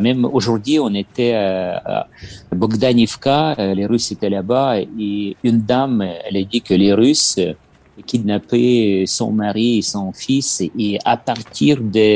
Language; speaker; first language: French; non-native, fluent; Ukrainian